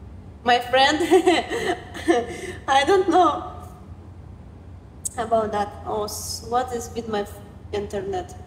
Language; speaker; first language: English; non-native, learner; Romanian